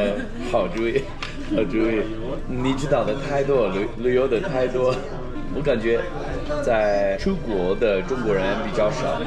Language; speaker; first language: Chinese; non-native, fluent; English